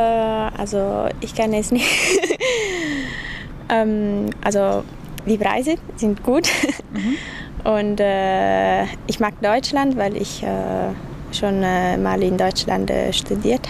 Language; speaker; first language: German; non-native, fluent; Italian